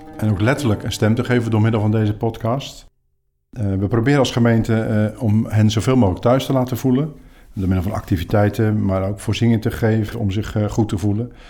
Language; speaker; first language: Dutch; native; Dutch